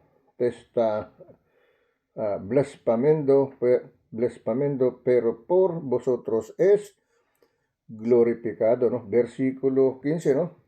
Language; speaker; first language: Spanish; non-native, learner; Filipino